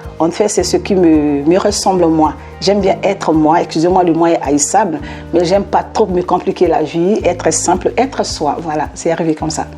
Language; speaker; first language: French; non-native, local second language; Lingala